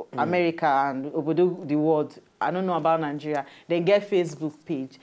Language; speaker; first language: Nigerian Pidgin; native; Nigerian Pidgin